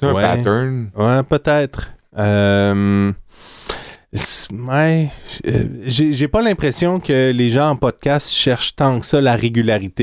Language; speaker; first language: French; native; French